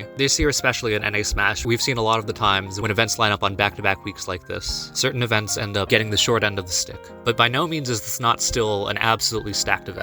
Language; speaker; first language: English; native; English